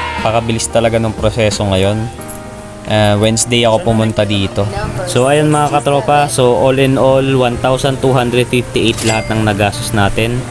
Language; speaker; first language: Filipino; native; Filipino